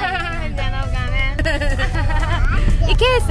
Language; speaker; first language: Spanish; non-native, learner; Japanese